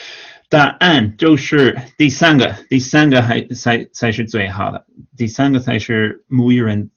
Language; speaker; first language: Chinese; non-native, fluent; English